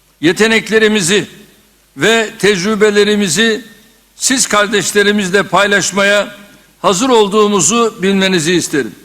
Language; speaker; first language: Turkish; native; Turkish